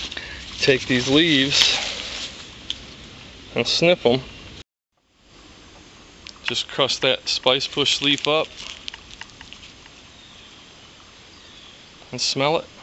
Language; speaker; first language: English; native; English